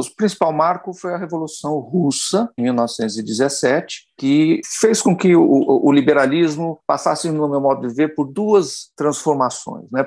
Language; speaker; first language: Portuguese; native; Portuguese